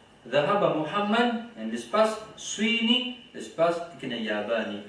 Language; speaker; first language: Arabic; non-native, learner; Haitian Creole